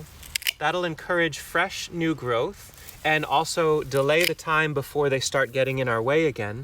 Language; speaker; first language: English; native; English